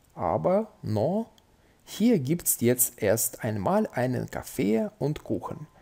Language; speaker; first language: German; non-native, fluent; Russian